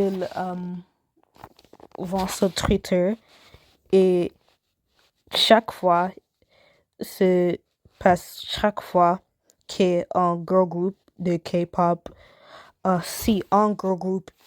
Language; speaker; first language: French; non-native, learner; English